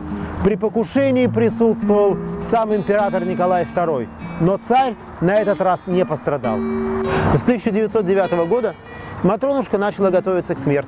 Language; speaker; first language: Russian; native; Russian